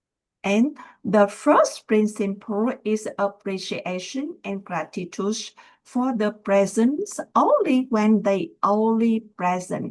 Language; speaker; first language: English; non-native, learner; Vietnamese